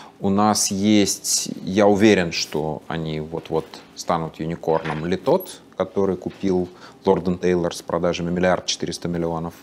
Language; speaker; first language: Russian; native; Russian